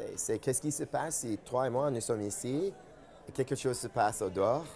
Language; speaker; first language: French; non-native, fluent; English